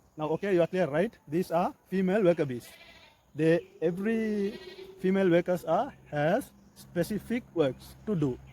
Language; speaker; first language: English; non-native, local second language; Tamil